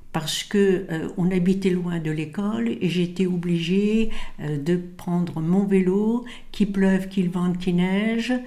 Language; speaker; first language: French; native; French